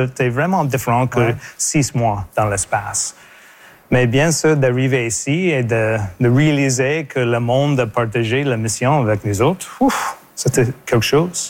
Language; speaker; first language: French; non-native, local second language; English